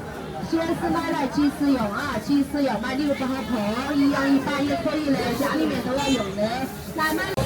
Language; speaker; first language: Chinese; native; Chinese